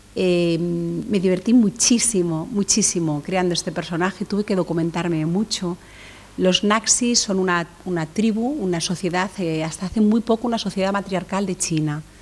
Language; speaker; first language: Spanish; native; Spanish